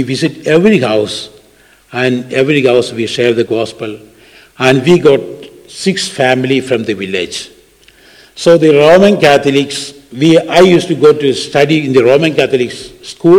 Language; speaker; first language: English; non-native, local second language; Malayalam